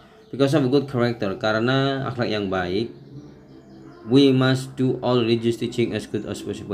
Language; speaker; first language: English; non-native, fluent; Indonesian